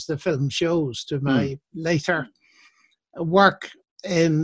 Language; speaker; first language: English; native; English